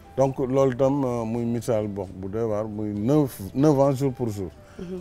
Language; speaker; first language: Wolof; non-native, local second language; Fula